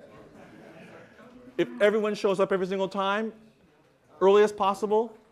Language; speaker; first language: English; native; English